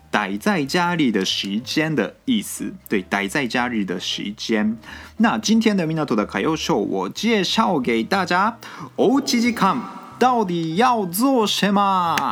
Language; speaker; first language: Chinese; non-native, fluent; Japanese